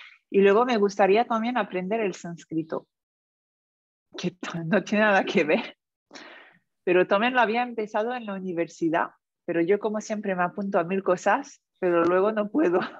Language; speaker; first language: Spanish; non-native, fluent; French